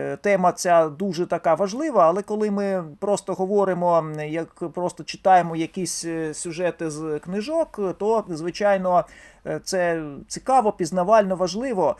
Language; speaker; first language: Ukrainian; native; Ukrainian